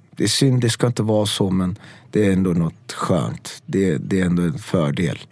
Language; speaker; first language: Swedish; early bilingual, other home language; Persian